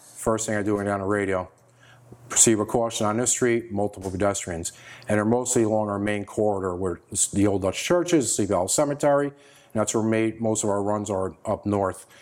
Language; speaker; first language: English; native; English